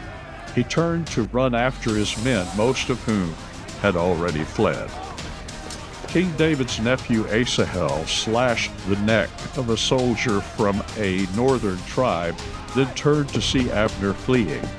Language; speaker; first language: English; native; English